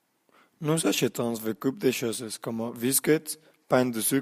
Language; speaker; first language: French; non-native, learner; Spanish